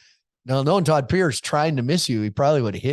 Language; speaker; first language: English; native; English